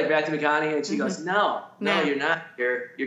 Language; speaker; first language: English; native; English